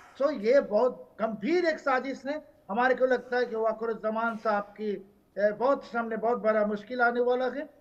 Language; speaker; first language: Hindi; non-native, fluent; Bangla